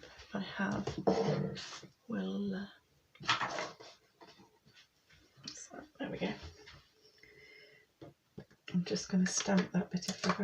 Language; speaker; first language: English; native; English